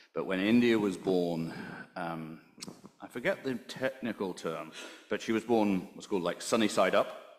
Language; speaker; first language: English; native; English